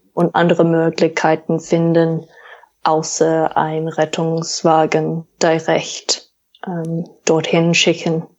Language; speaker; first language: German; non-native, fluent; English